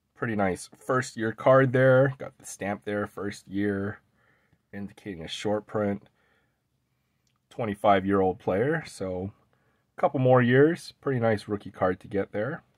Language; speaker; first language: English; native; English